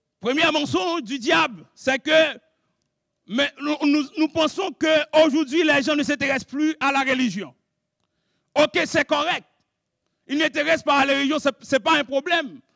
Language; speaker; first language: French; non-native, local second language; Haitian Creole